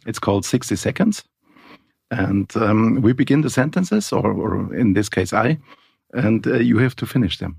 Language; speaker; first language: English; non-native, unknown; German